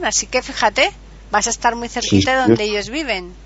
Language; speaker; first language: Spanish; native; Spanish